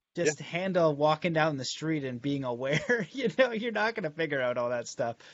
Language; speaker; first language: English; native; English